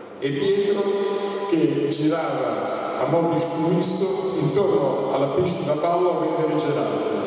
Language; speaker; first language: Italian; native; Italian